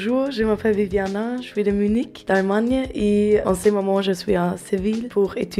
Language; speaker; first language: French; non-native, learner; German